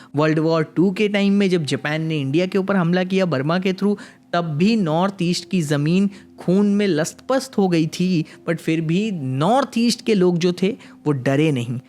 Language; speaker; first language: Hindi; native; Hindi